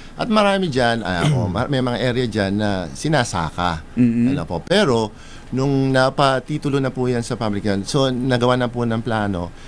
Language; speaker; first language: Filipino; non-native, local second language; Pampanga